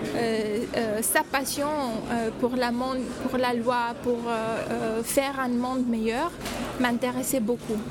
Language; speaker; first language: French; non-native, learner; Romanian